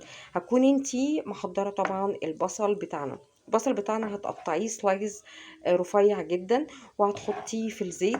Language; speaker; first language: Arabic; native; Arabic